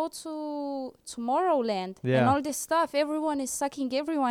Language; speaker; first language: English; non-native, fluent; Romanian